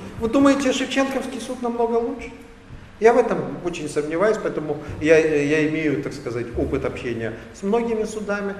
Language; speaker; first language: Russian; native; Russian